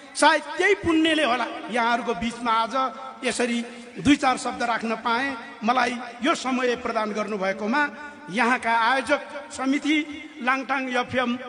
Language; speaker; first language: Nepali; non-native, local second language; Eastern Tamang